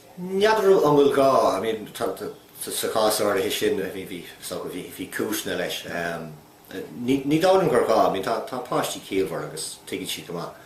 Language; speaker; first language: Irish; native; Irish